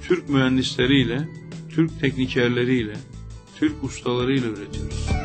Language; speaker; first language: Turkish; native; Turkish